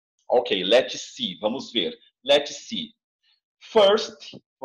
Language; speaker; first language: English; non-native, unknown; Portuguese